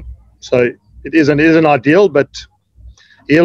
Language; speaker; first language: English; native; English